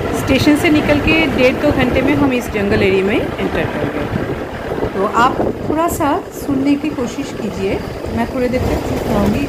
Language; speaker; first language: Hindi; non-native, local second language; Bangla